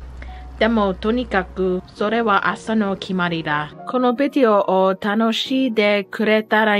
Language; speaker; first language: Japanese; non-native, learner; English